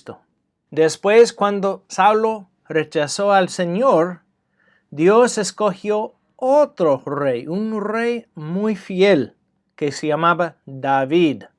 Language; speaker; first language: Spanish; non-native, fluent; English